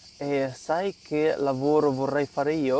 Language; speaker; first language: Italian; non-native, fluent; Ukrainian